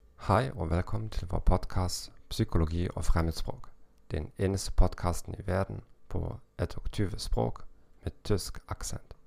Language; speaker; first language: Norwegian; non-native, learner; German